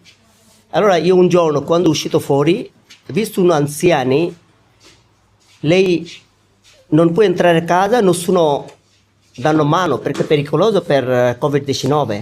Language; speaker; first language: Italian; non-native, learner; Bangla